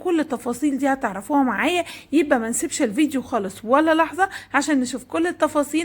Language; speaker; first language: Arabic; native; Arabic